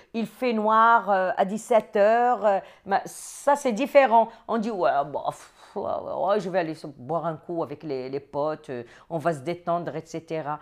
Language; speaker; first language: French; non-native, local second language; Arabic